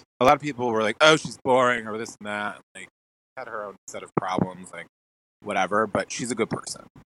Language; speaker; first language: English; native; English